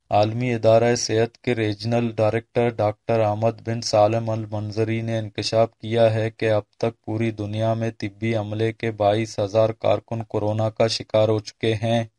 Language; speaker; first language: Urdu; non-native, local second language; Baluchi